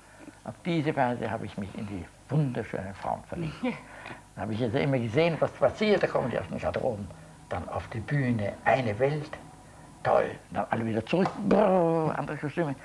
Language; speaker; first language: German; native; German